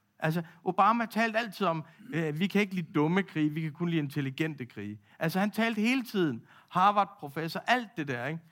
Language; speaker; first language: Danish; native; Danish